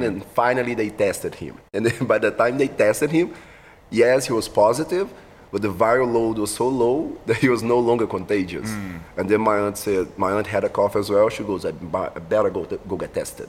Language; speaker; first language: English; non-native, fluent; Portuguese